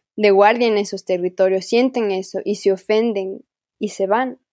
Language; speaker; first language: Spanish; non-native, local second language; Quechua